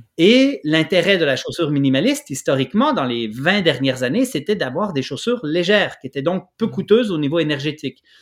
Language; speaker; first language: French; native; French